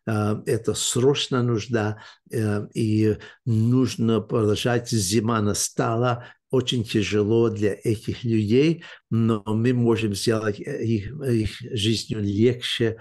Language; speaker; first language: Russian; early bilingual, heritage; English